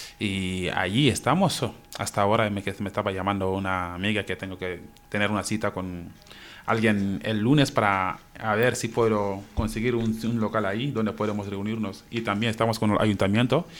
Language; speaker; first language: Spanish; non-native, fluent; Wolof